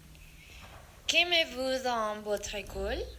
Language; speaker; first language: French; non-native, learner; Spanish